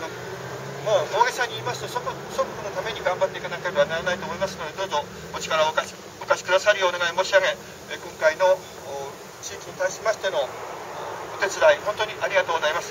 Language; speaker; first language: Japanese; native; Japanese